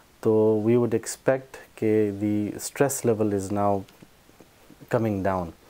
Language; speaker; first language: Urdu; non-native, local second language; Pashto